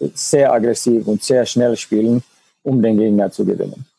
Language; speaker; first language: German; non-native, fluent; Finnish